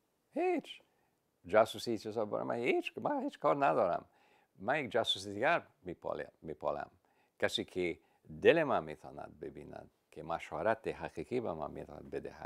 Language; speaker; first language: Persian; non-native, fluent; English